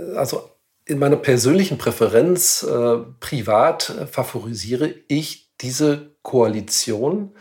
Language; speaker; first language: German; native; German